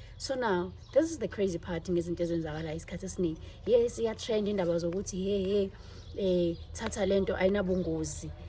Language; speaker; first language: Zulu; native; Zulu